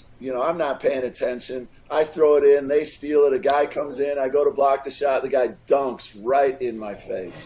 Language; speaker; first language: English; native; English